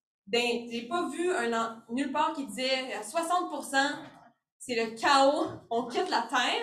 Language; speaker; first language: French; native; French